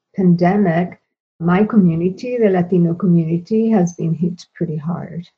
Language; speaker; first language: English; non-native, fluent; Spanish